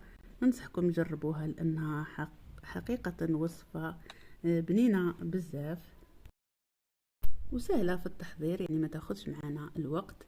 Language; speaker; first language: Arabic; native; Arabic